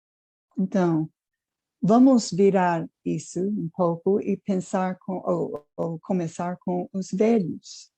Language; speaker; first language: Portuguese; non-native, fluent; English